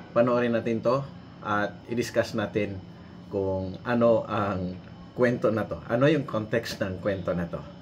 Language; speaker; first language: Filipino; native; Filipino